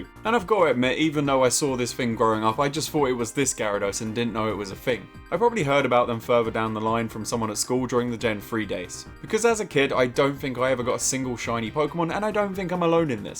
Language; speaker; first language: English; native; English